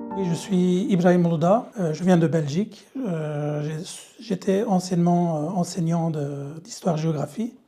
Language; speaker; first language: French; early bilingual, other home language; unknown